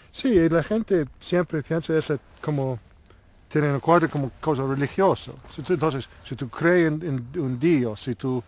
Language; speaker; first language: Spanish; non-native, learner; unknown